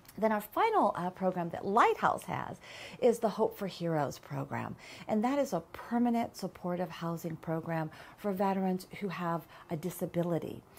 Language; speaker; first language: English; native; English